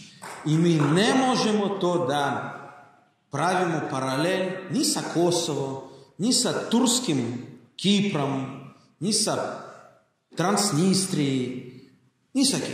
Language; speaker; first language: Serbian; non-native, learner; Russian